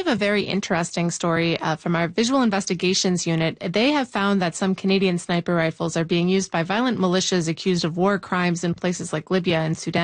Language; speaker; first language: English; native; English